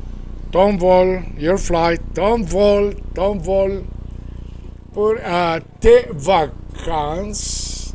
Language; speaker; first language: French; non-native, fluent; Spanish